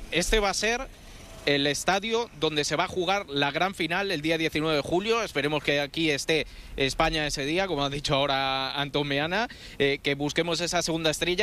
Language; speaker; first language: Spanish; native; Spanish